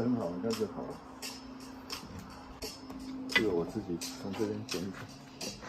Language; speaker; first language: Chinese; native; Chinese